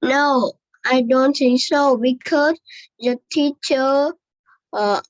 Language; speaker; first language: English; non-native, learner; Vietnamese